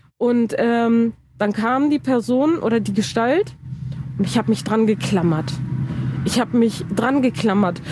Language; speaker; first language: German; early bilingual, other home language; Turkish